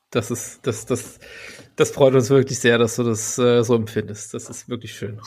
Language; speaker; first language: German; native; German